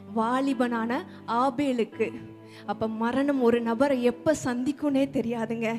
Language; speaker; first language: Tamil; native; Tamil